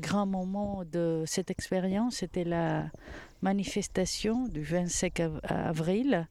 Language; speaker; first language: French; non-native, fluent; Greek